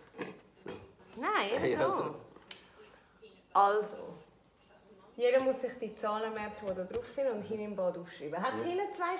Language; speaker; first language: German; native; German